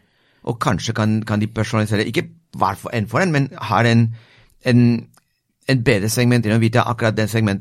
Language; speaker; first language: Norwegian; non-native, fluent; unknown